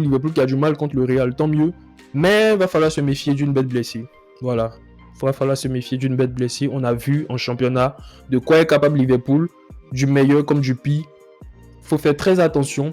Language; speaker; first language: French; native; French